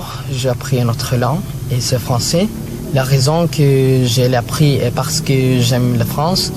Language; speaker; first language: French; non-native, learner; Filipino